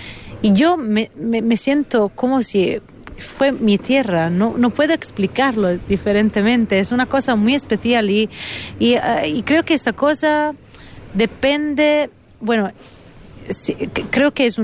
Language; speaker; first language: Spanish; non-native, fluent; Italian